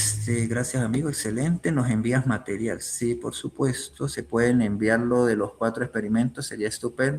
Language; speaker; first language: Spanish; native; Spanish